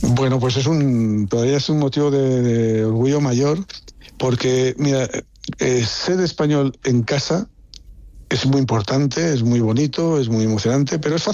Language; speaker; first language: Spanish; native; Spanish